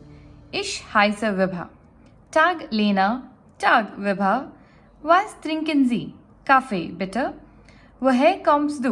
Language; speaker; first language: German; non-native, fluent; Gujarati